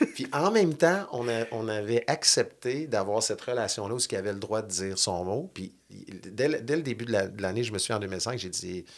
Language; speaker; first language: French; native; French